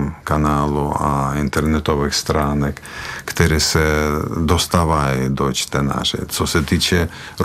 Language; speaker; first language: Czech; non-native, fluent; Belarusian